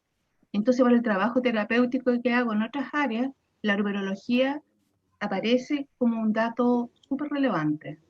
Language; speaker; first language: Spanish; native; Spanish